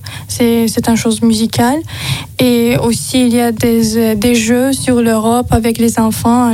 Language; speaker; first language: French; non-native, learner; Azerbaijani